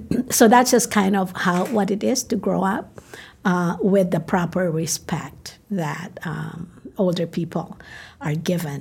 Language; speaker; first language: English; non-native, local second language; Filipino